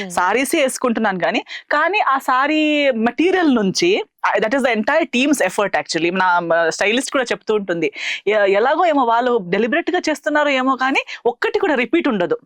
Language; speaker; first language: Telugu; non-native, fluent; Konkani